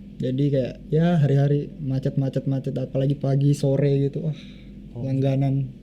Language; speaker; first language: Indonesian; native; Indonesian